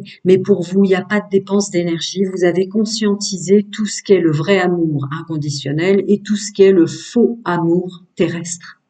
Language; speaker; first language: French; native; French